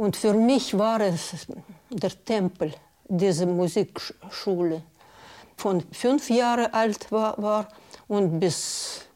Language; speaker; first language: German; non-native, learner; Russian